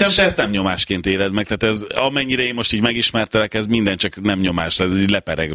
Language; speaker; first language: Hungarian; native; Hungarian